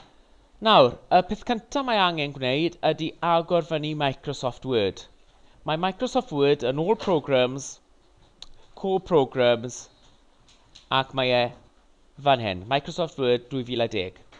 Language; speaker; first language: Welsh; non-native, local second language; English